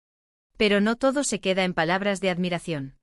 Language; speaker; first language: Spanish; native; Spanish